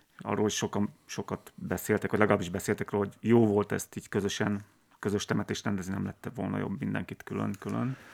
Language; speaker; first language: Hungarian; native; Hungarian